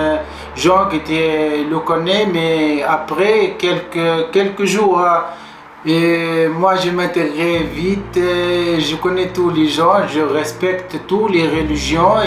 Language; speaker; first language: French; non-native, local second language; Arabic